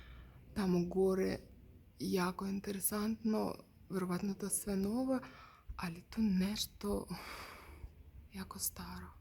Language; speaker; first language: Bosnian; non-native, learner; Russian